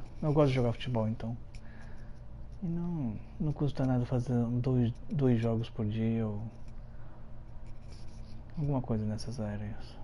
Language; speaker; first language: Portuguese; early bilingual, heritage; Portuguese